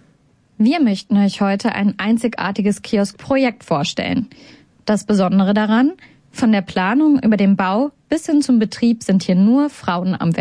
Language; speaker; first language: German; native; German